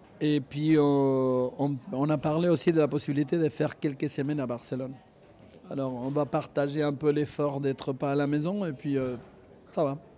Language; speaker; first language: French; non-native, fluent; Spanish